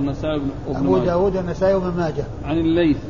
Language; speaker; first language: Arabic; native; Arabic